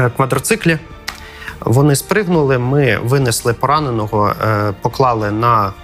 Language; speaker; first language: Ukrainian; native; Ukrainian